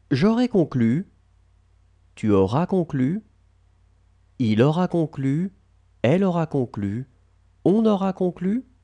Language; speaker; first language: French; native; French